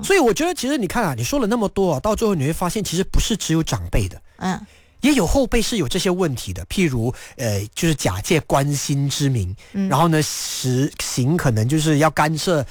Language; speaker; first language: Chinese; native; Chinese